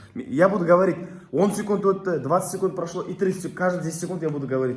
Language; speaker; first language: Russian; non-native, local second language; Kazakh